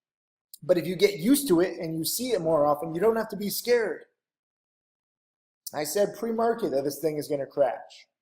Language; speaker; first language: English; native; English